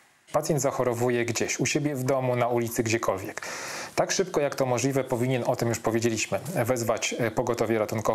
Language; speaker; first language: Polish; native; Polish